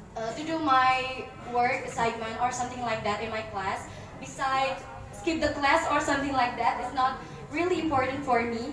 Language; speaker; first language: English; non-native, learner; Indonesian